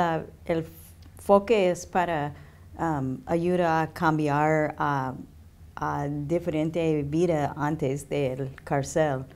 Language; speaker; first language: Spanish; non-native, learner; English